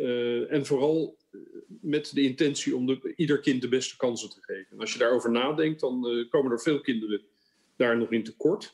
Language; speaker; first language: Dutch; native; Dutch